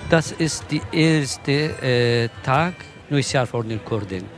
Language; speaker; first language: German; non-native, learner; Kurdish